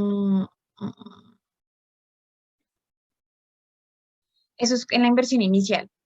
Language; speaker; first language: Spanish; native; Spanish